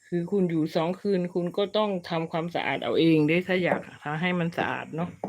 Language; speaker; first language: Thai; native; Thai